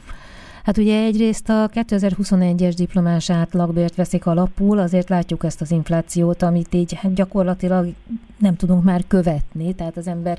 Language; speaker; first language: Hungarian; native; Hungarian